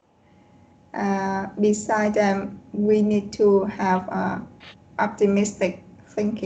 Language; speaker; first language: English; non-native, learner; Vietnamese